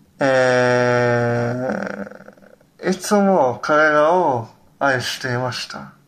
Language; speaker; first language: Japanese; non-native, learner; Hebrew